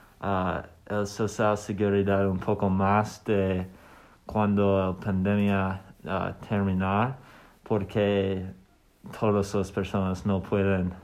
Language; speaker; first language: Spanish; non-native, learner; English